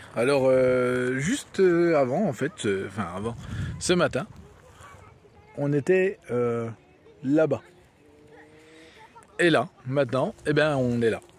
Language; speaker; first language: French; native; French